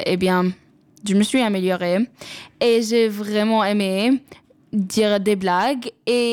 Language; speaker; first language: French; non-native, local second language; English